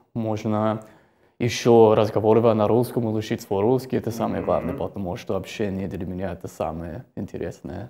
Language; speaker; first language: Russian; non-native, fluent; English